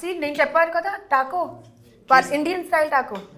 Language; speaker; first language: Telugu; non-native, local second language; Hindi